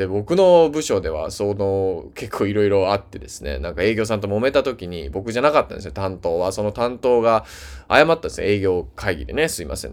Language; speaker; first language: Japanese; native; Japanese